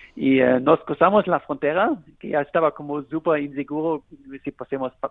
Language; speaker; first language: Spanish; non-native, fluent; German